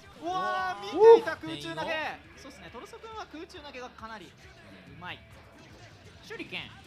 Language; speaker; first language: Japanese; native; Japanese